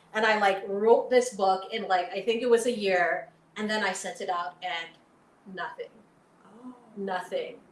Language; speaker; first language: English; early bilingual, other home language; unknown